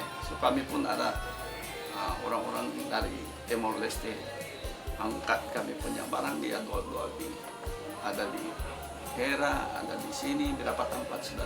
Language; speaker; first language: Indonesian; non-native, local second language; Tetum